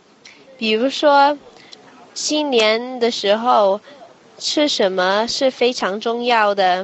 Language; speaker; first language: Chinese; non-native, fluent; English